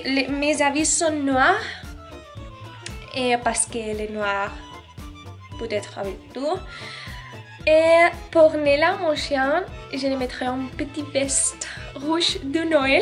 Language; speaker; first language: French; non-native, learner; Spanish